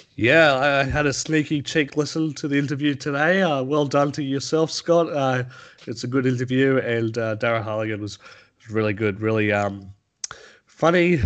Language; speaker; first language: English; native; English